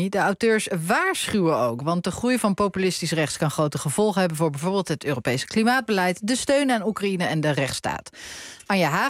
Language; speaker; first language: Dutch; native; Dutch